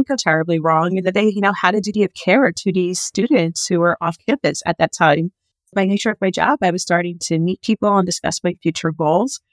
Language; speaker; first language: English; native; English